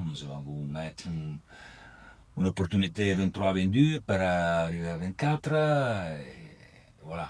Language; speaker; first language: French; non-native, learner; Italian